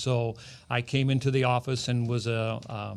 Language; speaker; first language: English; native; English